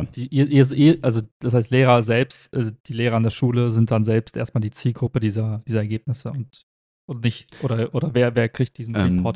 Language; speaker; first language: German; native; German